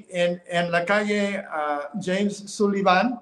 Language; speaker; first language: Spanish; non-native, fluent; English